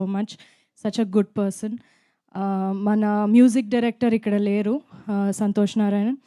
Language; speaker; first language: Telugu; non-native, fluent; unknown